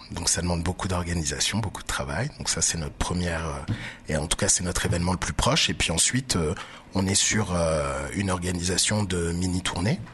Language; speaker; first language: French; early bilingual, other home language; Baoulé